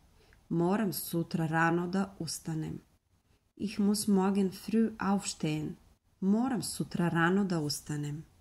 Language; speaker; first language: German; non-native, fluent; Serbian